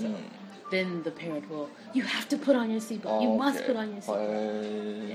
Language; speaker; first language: English; non-native, learner; Japanese